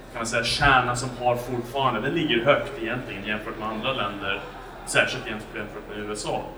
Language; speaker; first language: Swedish; non-native, fluent; English